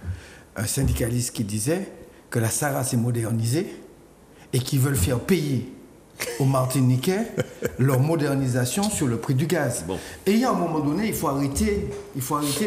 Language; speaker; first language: French; native; French